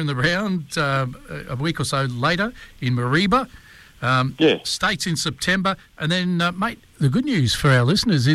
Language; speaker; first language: English; native; English